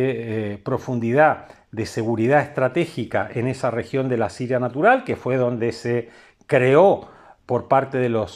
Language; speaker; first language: Spanish; native; Spanish